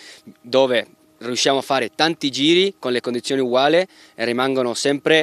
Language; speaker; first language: Italian; non-native, fluent; Spanish